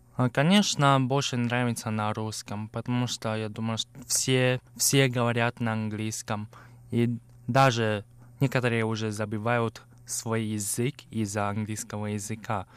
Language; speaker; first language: Russian; non-native, fluent; Chinese